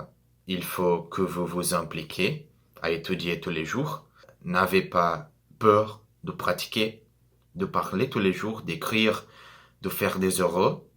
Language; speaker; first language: French; non-native, fluent; Portuguese